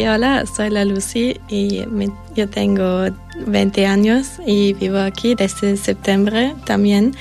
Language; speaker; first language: Spanish; non-native, fluent; German